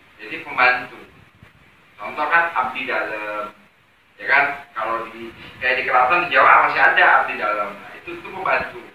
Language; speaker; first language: Indonesian; non-native, local second language; Javanese